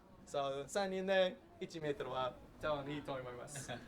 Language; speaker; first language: Japanese; non-native, learner; English